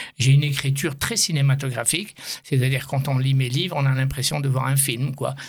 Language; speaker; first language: French; native; French